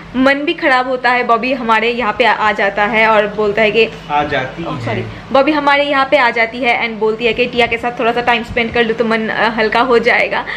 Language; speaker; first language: Hindi; non-native, local second language; Bangla